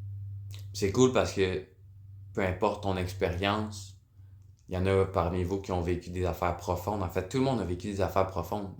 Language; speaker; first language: French; native; French